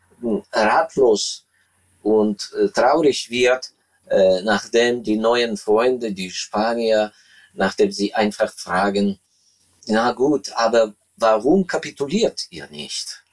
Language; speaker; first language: German; non-native, fluent; Ukrainian